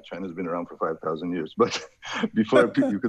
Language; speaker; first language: English; non-native, fluent; Persian